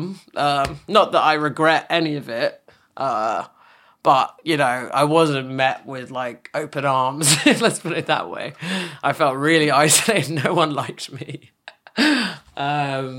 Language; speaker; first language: English; native; English